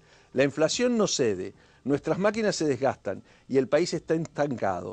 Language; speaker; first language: Spanish; native; Spanish